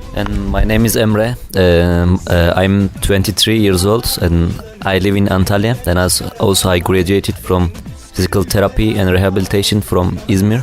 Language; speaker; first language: English; non-native, learner; Turkish